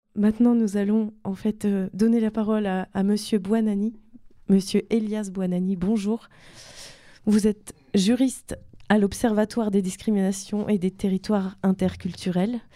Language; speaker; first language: French; native; French